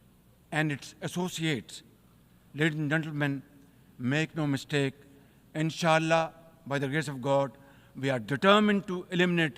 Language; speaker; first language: English; non-native, local second language; Urdu